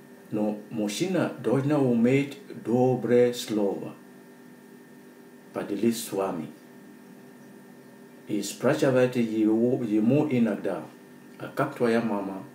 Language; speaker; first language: Russian; non-native, learner; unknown